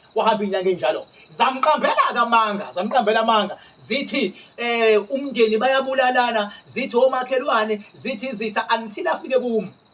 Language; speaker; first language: Zulu; native; Zulu